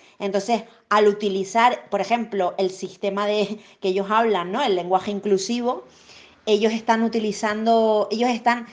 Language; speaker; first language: Spanish; native; Spanish